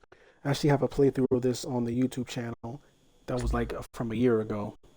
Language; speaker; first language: English; native; English